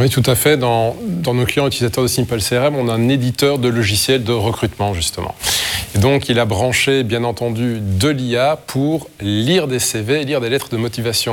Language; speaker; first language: French; native; French